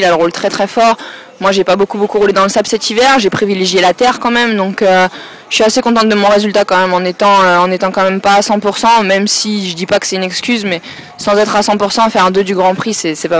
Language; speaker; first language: French; native; French